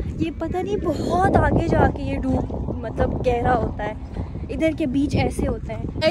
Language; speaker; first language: Urdu; native; Urdu